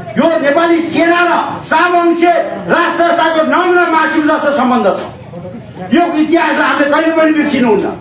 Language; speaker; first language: Nepali; native; Nepali